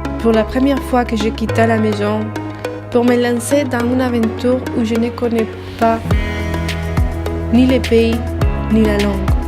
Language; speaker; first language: French; non-native, learner; Spanish